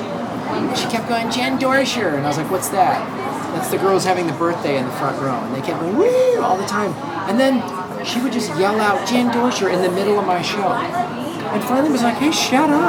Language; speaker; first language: English; native; English